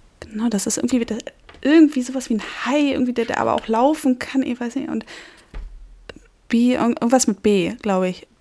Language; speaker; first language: German; native; German